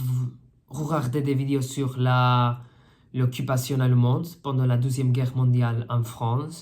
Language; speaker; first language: French; non-native, fluent; Spanish